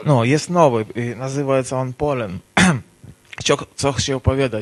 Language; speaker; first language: Polish; non-native, learner; Ukrainian